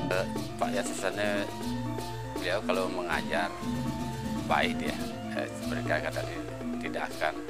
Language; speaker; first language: Indonesian; non-native, local second language; Balinese